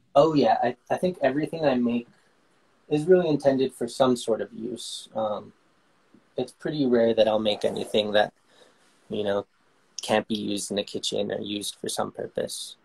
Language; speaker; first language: English; native; English